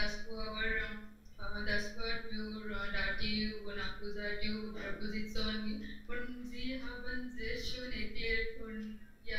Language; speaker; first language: German; non-native, learner; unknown